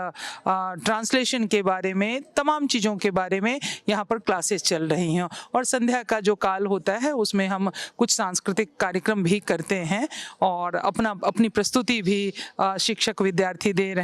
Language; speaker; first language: Hindi; native; Hindi